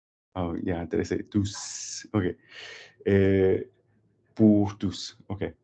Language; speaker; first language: French; non-native, learner; English